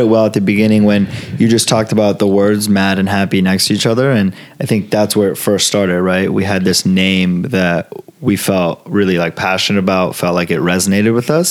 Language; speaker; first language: English; early bilingual, other home language; Italian